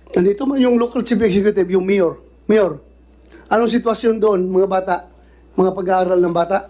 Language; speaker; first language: Filipino; non-native, local second language; Cebuano